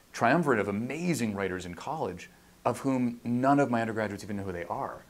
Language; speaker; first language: English; native; English